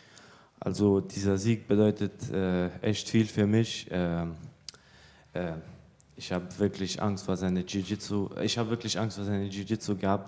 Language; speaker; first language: German; early bilingual, other home language; Bosnian